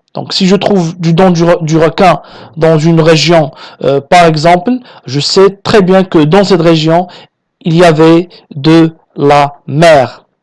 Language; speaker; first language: French; non-native, local second language; Arabic